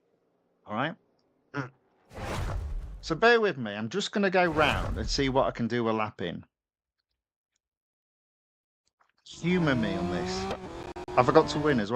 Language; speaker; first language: English; native; English